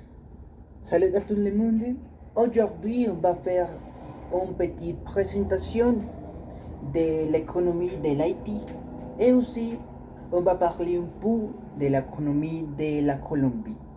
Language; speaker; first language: French; non-native, learner; Spanish